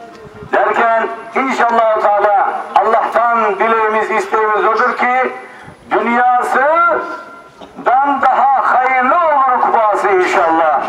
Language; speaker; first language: Turkish; native; Turkish